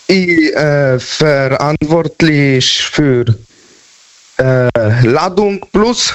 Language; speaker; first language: German; non-native, learner; Polish